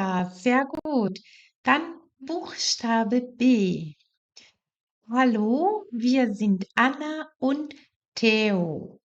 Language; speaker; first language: German; non-native, fluent; Portuguese